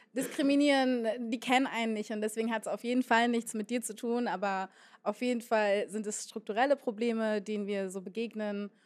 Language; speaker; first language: German; native; German